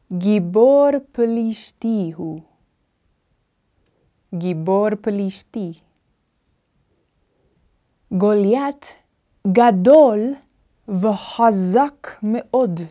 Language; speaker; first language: Hebrew; non-native, fluent; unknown